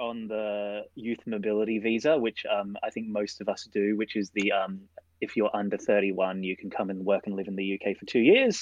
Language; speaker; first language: English; native; English